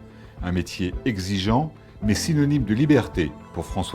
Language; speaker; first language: French; native; French